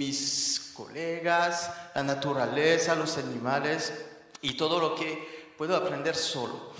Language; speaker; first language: Spanish; non-native, fluent; French